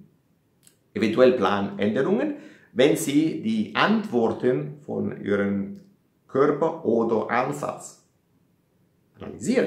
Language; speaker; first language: German; non-native, fluent; Italian